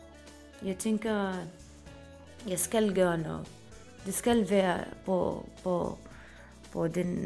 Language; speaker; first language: Danish; non-native, fluent; Arabic